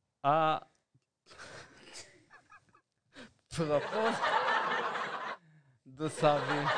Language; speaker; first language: French; non-native, learner; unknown